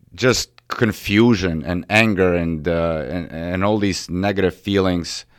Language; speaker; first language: English; early bilingual, other home language; Ukrainian